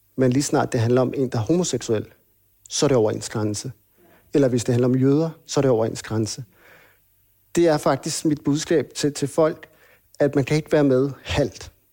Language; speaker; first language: Danish; native; Danish